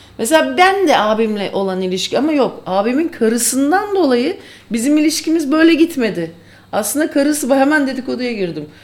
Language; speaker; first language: Turkish; native; Turkish